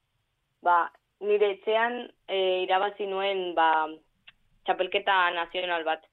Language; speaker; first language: Basque; non-native, local second language; Spanish